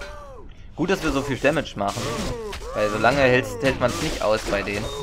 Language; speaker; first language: German; native; German